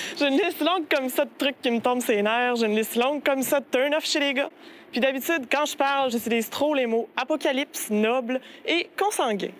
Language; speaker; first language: French; native; French